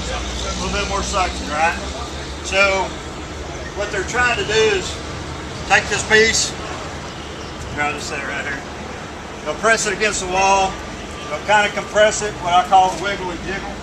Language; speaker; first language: English; native; English